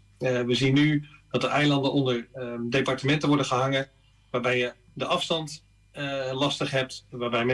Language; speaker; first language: Dutch; native; Dutch